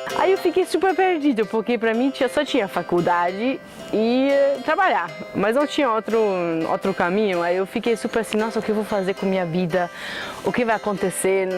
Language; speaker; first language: Portuguese; non-native, fluent; German